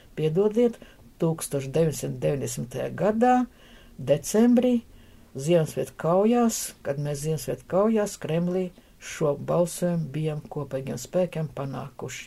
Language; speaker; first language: Latvian; non-native, local second language; Russian